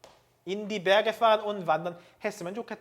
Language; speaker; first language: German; non-native, fluent; Korean